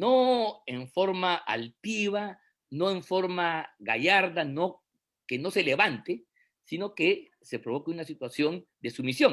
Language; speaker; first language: Spanish; native; Spanish